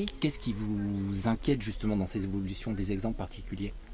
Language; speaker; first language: French; native; French